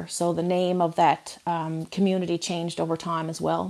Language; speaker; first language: English; native; English